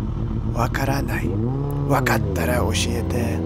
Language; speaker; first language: Japanese; non-native, learner; Russian